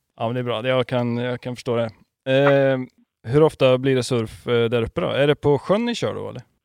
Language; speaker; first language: Swedish; native; Swedish